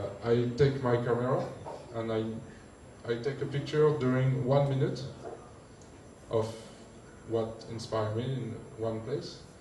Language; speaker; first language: English; non-native, learner; French